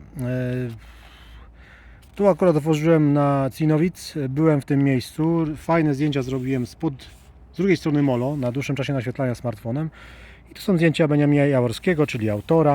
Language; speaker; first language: Polish; native; Polish